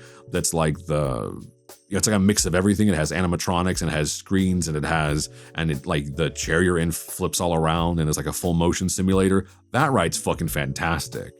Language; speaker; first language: English; native; English